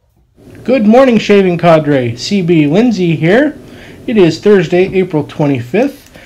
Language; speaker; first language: English; native; English